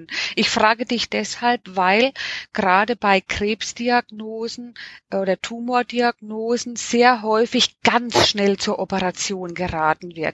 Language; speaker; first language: German; native; German